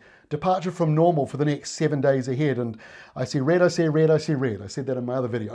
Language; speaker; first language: English; native; English